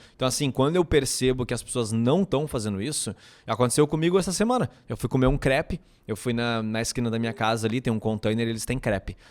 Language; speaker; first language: Portuguese; native; Portuguese